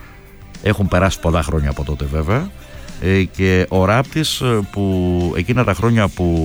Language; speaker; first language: Greek; native; Greek